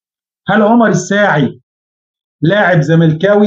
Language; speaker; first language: Arabic; native; Arabic